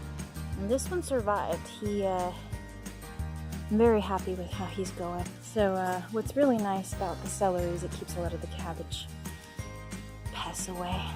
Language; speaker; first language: English; native; English